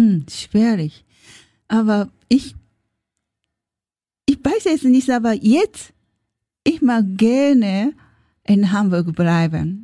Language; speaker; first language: German; non-native, learner; Japanese